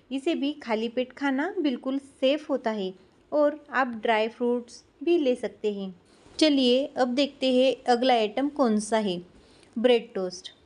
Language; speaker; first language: Hindi; non-native, local second language; Marathi